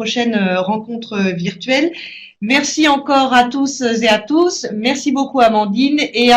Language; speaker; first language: French; native; French